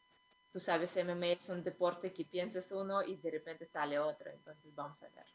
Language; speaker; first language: Spanish; non-native, fluent; Russian